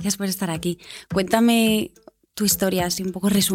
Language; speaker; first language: Spanish; native; Spanish